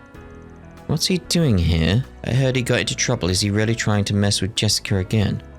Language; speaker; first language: English; native; English